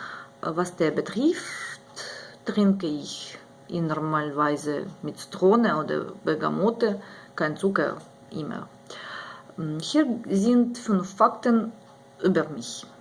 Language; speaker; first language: German; non-native, learner; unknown